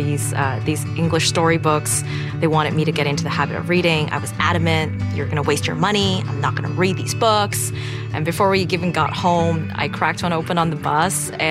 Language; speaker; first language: English; non-native, local second language; Cantonese